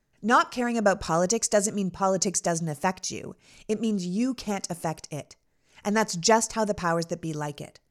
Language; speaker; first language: English; native; English